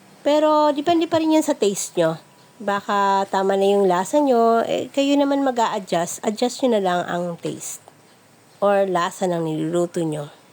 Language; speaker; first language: Filipino; non-native, local second language; Bikol